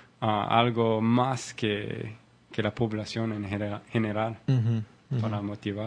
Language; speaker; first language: Spanish; non-native, learner; English